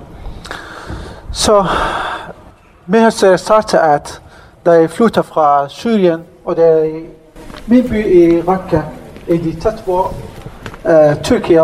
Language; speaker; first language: Danish; non-native, learner; Arabic